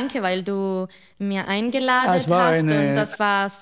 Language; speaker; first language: German; non-native, local second language; Italian